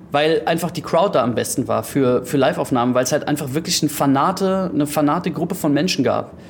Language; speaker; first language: German; early bilingual, other home language; Greek